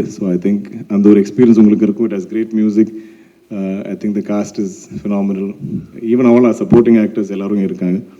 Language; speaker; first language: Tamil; non-native, local second language; Malayalam